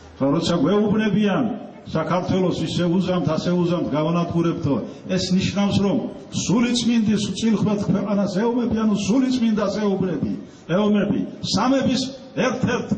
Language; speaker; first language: Georgian; native; Georgian